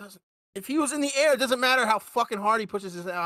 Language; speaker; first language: English; native; English